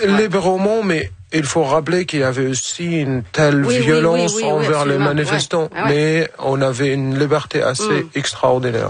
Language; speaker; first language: French; non-native, fluent; Arabic